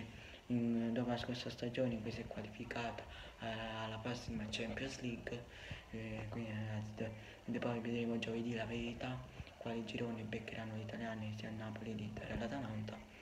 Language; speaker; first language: Italian; native; Italian